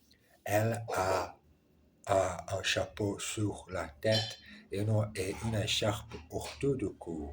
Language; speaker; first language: French; non-native, learner; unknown